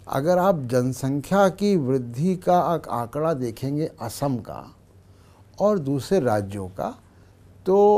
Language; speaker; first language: Hindi; native; Hindi